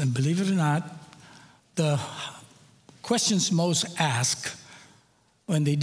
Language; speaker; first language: English; non-native, local second language; Filipino